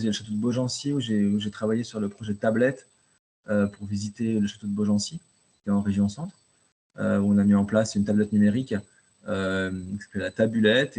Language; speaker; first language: French; native; French